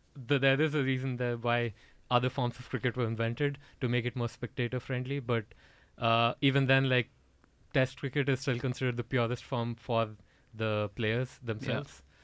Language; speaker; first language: English; non-native, local second language; Odia